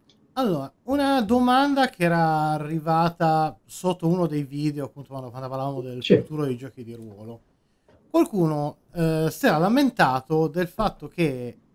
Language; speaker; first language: Italian; native; Italian